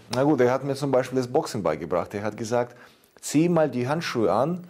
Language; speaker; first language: German; non-native, fluent; Ukrainian